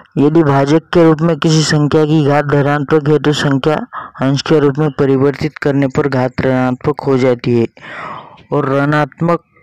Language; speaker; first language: Hindi; non-native, local second language; Marathi